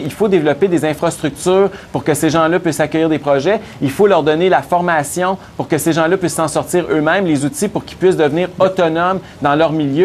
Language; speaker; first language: French; native; French